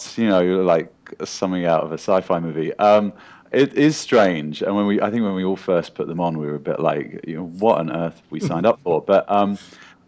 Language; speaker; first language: English; native; English